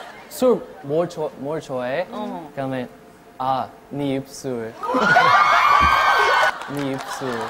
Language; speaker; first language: Korean; non-native, learner; English